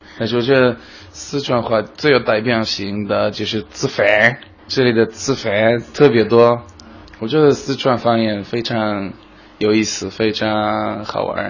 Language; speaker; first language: Chinese; non-native, fluent; Hebrew